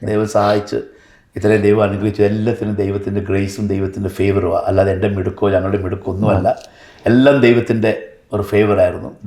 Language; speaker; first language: Malayalam; early bilingual, heritage; Malayalam